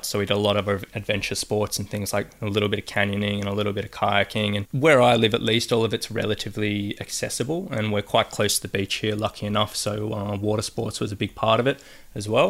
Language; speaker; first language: English; native; English